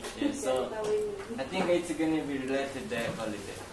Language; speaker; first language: English; non-native, learner; Chinese